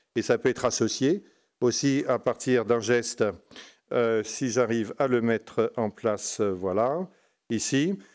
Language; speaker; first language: French; native; French